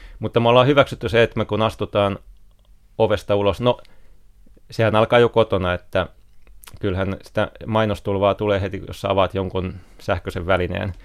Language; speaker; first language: Finnish; native; Finnish